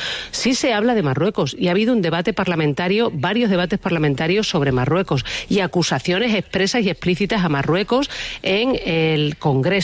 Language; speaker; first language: Spanish; native; Spanish